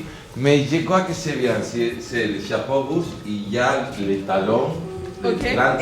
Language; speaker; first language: French; non-native, learner; Spanish